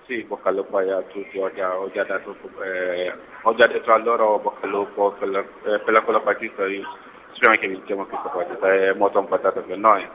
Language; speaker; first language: Italian; non-native, learner; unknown